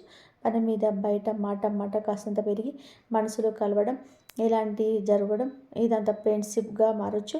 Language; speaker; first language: Telugu; native; Telugu